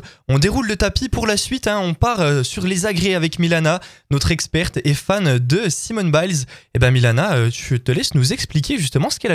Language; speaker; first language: French; native; French